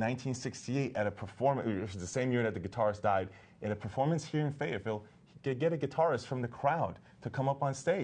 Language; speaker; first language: English; native; English